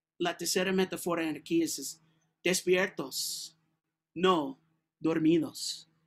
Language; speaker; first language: Spanish; non-native, learner; English